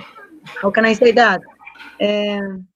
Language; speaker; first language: English; non-native, learner; Spanish